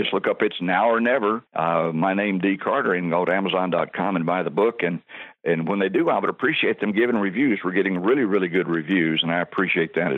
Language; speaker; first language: English; native; English